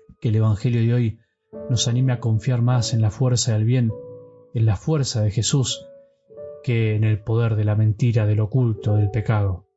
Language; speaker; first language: Spanish; native; Spanish